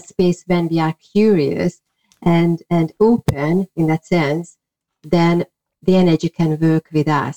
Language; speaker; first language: English; non-native, fluent; Hungarian